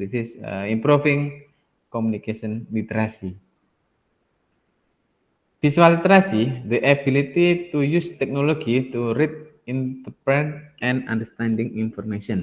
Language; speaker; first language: English; non-native, learner; Indonesian